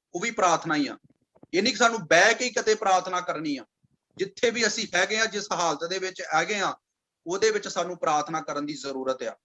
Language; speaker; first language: Hindi; non-native, local second language; Punjabi